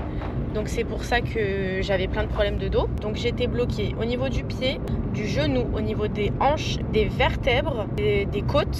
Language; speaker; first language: French; native; French